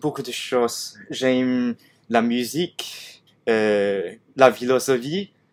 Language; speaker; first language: French; non-native, learner; Cantonese